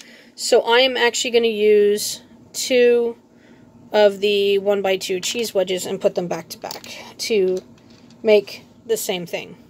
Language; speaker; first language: English; native; English